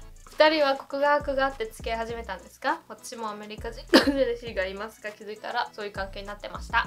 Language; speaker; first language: Japanese; native; Japanese